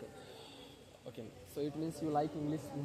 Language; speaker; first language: English; non-native, local second language; Hindi